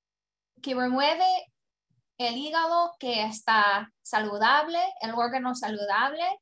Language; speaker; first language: Spanish; non-native, learner; English